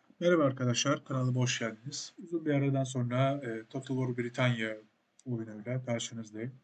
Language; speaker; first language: Turkish; native; Turkish